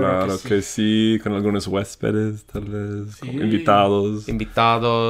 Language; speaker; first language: Spanish; non-native, fluent; English